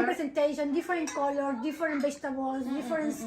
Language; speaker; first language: English; non-native, fluent; Spanish